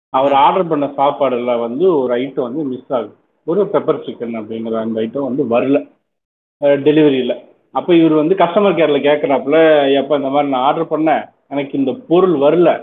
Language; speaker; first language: Tamil; native; Tamil